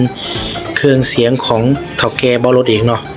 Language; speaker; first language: Thai; non-native, local second language; Lao